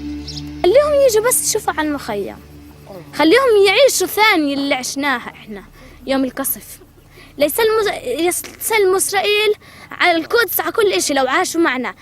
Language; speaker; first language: Arabic; native; Arabic